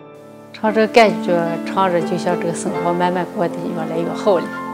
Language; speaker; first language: Chinese; native; Chinese